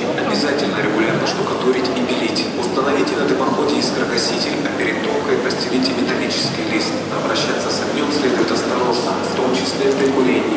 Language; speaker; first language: Russian; native; Russian